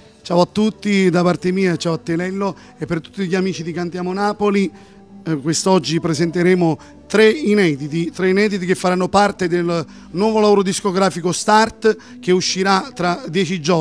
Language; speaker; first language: Italian; native; Italian